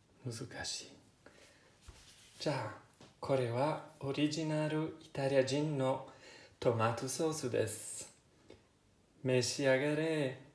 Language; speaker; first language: Japanese; non-native, learner; Italian